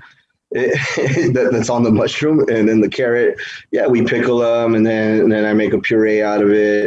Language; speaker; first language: English; native; English